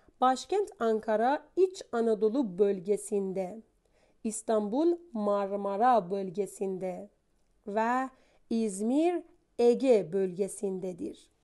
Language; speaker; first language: Turkish; non-native, fluent; Persian